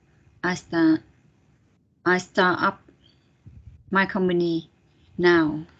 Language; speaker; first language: English; non-native, learner; Vietnamese